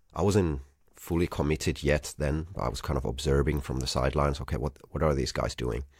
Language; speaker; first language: English; non-native, fluent; Finnish